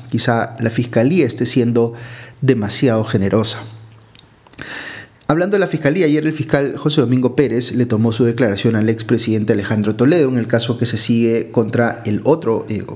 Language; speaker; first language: Spanish; native; Spanish